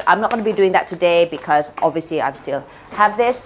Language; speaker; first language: English; non-native, local second language; Malay